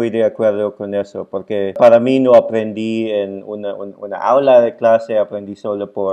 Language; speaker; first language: Spanish; non-native, fluent; Filipino